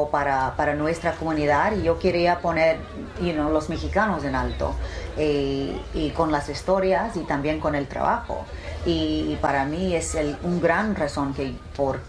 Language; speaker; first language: Spanish; early bilingual, heritage; Spanish